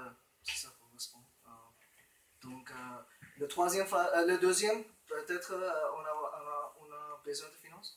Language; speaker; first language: French; non-native, fluent; Romanian